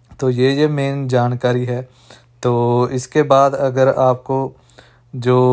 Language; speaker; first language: Hindi; non-native, local second language; Punjabi